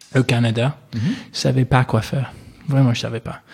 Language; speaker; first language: French; non-native, learner; English